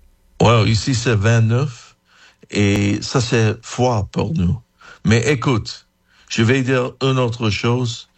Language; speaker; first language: French; non-native, fluent; English